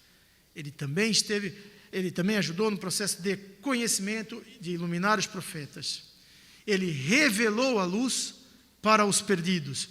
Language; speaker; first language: Portuguese; native; Portuguese